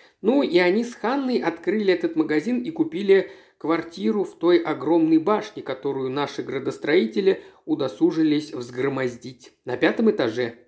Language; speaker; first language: Russian; native; Russian